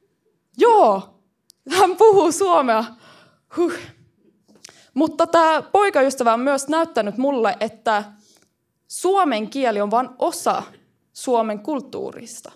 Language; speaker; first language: Finnish; early bilingual, heritage; Finnish